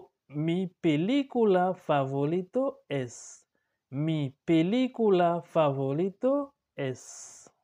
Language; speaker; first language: Spanish; non-native, learner; Haitian Creole